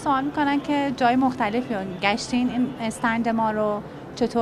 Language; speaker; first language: Turkish; non-native, learner; Persian